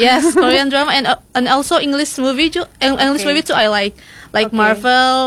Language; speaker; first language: English; non-native, learner; Indonesian